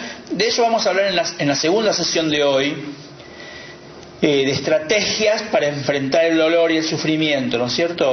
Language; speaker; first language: Spanish; native; Spanish